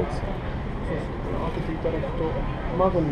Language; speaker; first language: Japanese; native; Japanese